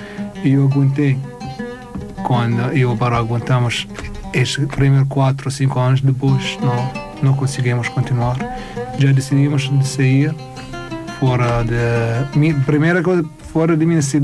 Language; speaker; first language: Portuguese; non-native, learner; Arabic